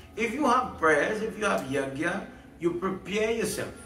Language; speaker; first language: English; native; English